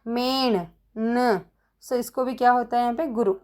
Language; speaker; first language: Hindi; non-native, local second language; Kannada